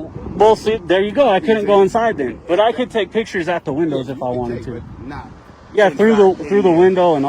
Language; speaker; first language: English; native; English